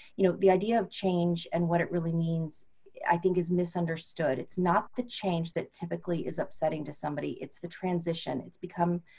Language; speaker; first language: English; native; English